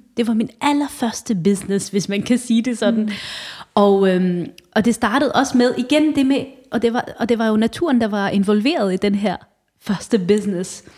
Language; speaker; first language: Danish; early bilingual, other home language; Arabic